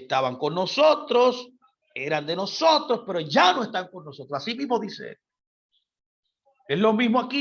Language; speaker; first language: Spanish; native; Spanish